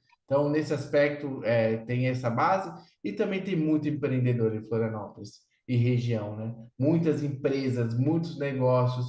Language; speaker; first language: Portuguese; native; Portuguese